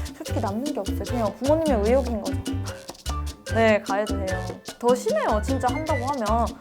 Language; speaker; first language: Korean; native; Korean